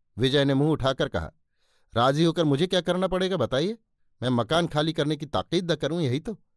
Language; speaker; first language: Hindi; native; Hindi